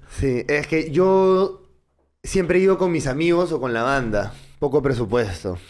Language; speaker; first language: Spanish; native; Spanish